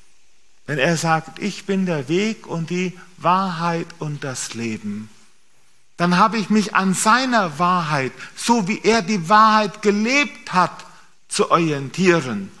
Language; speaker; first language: German; native; German